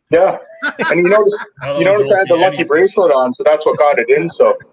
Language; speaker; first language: English; native; English